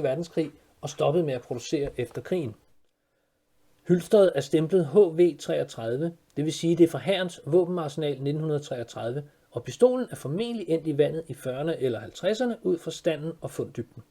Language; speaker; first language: Danish; native; Danish